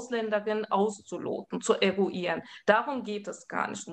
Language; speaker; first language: German; early bilingual, other home language; Turkish